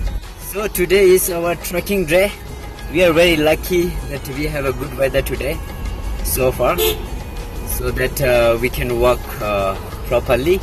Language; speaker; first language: English; non-native, local second language; Ladakhi